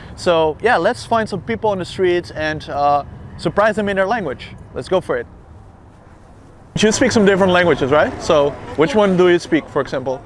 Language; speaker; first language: English; non-native, fluent; Dutch